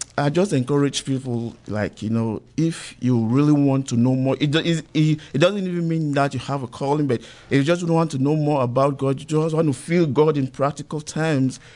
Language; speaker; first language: English; non-native, local second language; Igbo